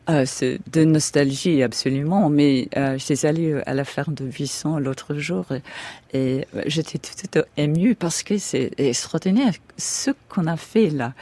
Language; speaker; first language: French; non-native, fluent; English